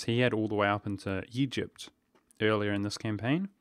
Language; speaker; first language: English; native; English